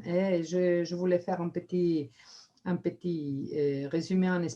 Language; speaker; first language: French; non-native, fluent; Spanish